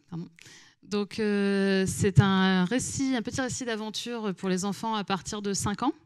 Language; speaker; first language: French; native; French